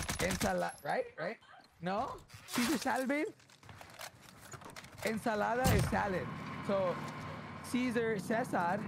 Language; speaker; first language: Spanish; non-native, learner; English